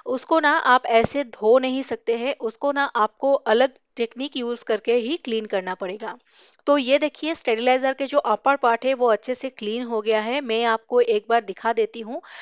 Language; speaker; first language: Hindi; native; Hindi